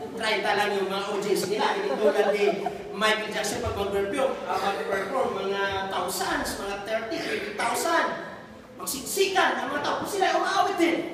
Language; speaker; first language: Filipino; non-native, local second language; Cebuano